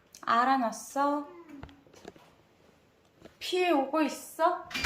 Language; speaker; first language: Korean; non-native, fluent; Mongolian